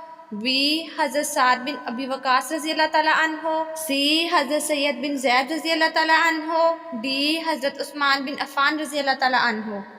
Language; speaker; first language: Urdu; native; Urdu